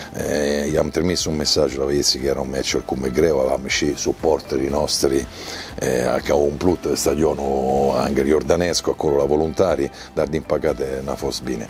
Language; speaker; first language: Romanian; non-native, learner; Italian